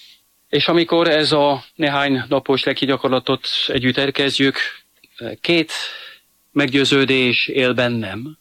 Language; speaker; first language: Hungarian; non-native, fluent; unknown